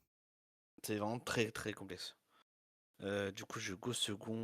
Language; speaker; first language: French; native; French